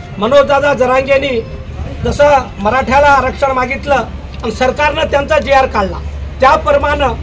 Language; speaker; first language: Marathi; non-native, local second language; Lambadi